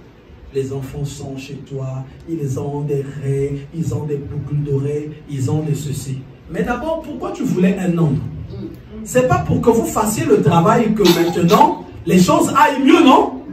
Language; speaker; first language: French; non-native, local second language; Lingala